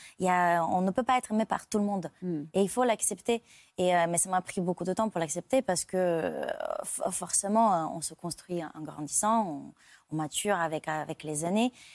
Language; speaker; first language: French; non-native, fluent; Bulgarian